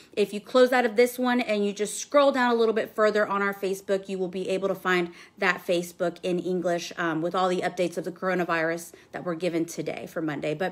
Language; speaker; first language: English; early bilingual, other home language; Spanish